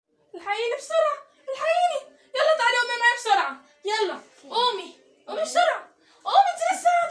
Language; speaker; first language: Arabic; native; Arabic